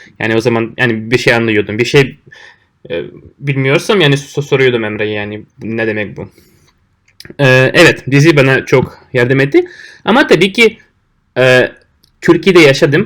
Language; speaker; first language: Turkish; non-native, fluent; Russian